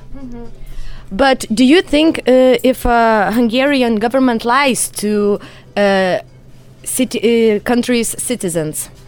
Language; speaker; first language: English; non-native, fluent; Lithuanian